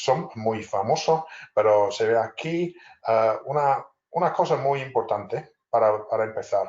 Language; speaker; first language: Spanish; non-native, fluent; English